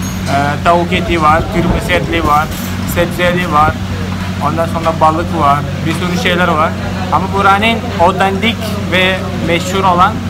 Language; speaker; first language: Turkish; non-native, fluent; Malayalam